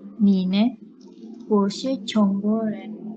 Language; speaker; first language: Chinese; non-native, learner; Indonesian